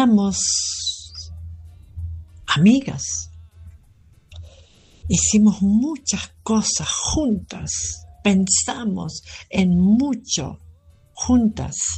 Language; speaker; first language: Spanish; non-native, fluent; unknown